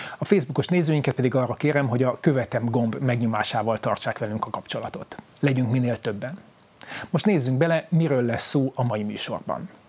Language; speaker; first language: Hungarian; native; Hungarian